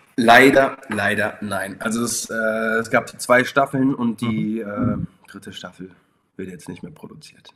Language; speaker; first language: German; native; German